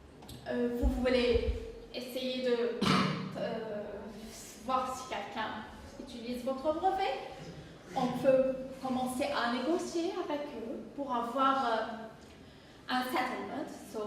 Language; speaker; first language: French; non-native, fluent; English